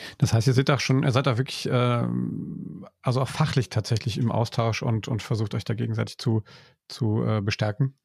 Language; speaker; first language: German; native; German